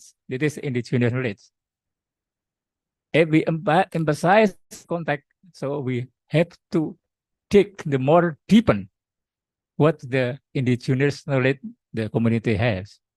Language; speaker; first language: English; non-native, learner; Indonesian